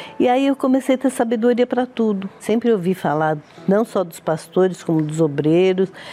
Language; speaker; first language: Portuguese; early bilingual, other home language; Italian